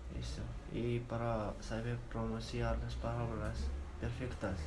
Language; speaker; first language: Spanish; non-native, learner; Arabic